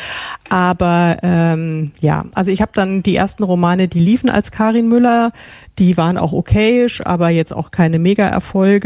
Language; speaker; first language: German; native; German